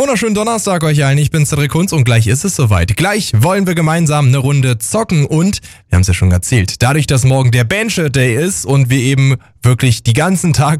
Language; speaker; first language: German; native; German